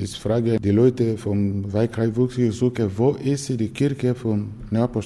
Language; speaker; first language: German; non-native, learner; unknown